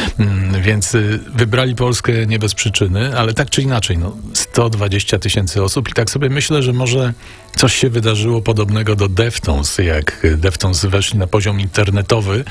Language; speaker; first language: Polish; native; Polish